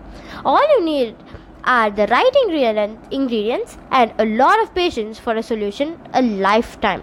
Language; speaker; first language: English; non-native, local second language; Tamil